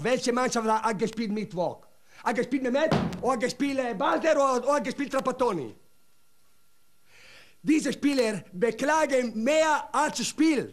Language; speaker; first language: German; non-native, learner; Italian